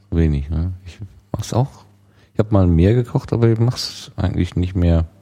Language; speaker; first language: German; native; German